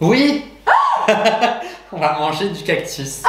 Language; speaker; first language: French; native; French